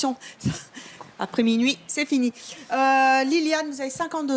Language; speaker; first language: French; native; French